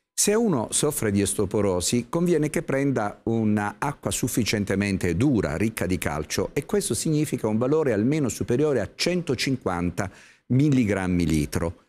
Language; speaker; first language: Italian; native; Italian